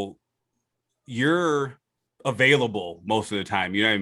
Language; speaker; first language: English; native; English